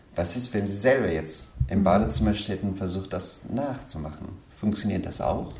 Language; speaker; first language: German; non-native, fluent; Persian